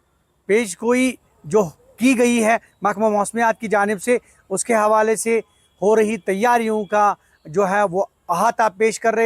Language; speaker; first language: Hindi; non-native, local second language; Kashmiri